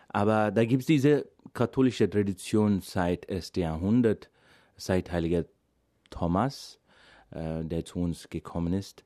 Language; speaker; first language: German; non-native, fluent; Malayalam